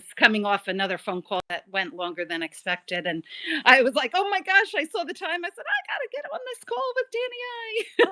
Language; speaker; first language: English; native; English